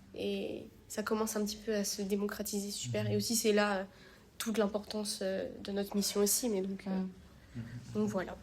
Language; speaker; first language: French; native; French